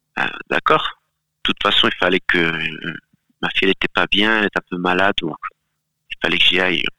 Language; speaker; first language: French; non-native, fluent; Galician